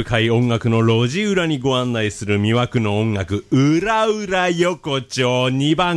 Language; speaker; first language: Japanese; native; Japanese